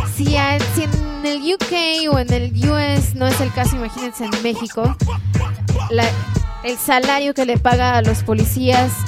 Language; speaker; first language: Spanish; native; Spanish